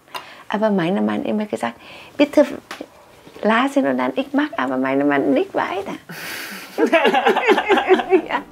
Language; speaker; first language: German; non-native, learner; Vietnamese